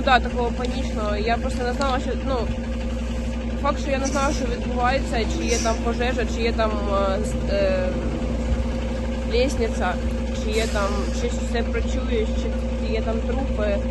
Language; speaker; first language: Ukrainian; non-native, local second language; Russian